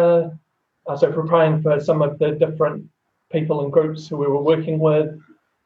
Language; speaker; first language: English; native; English